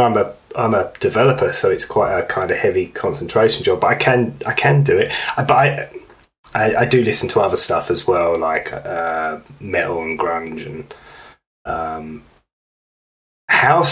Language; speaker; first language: English; native; English